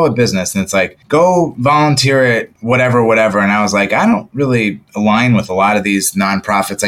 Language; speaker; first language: English; native; English